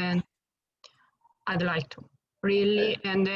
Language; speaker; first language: English; non-native, learner; Italian